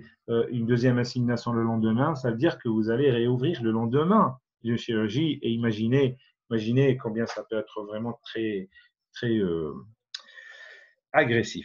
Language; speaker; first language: French; non-native, local second language; Arabic